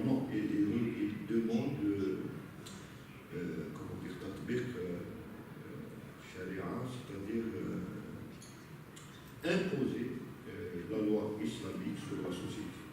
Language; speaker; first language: French; non-native, local second language; Arabic